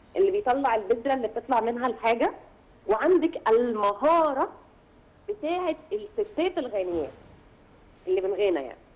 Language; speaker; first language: Arabic; native; Arabic